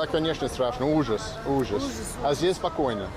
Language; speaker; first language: Russian; non-native, learner; English